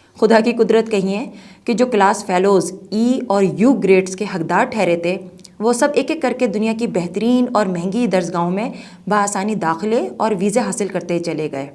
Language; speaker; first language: Urdu; native; Urdu